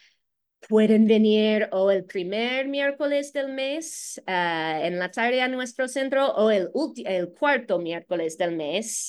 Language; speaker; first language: Spanish; non-native, fluent; English